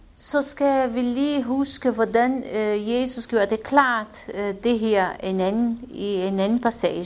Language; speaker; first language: Danish; non-native, fluent; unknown